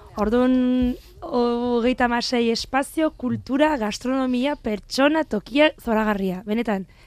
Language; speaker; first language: Basque; non-native, fluent; French